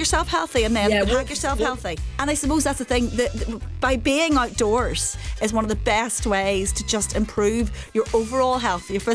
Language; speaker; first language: English; native; English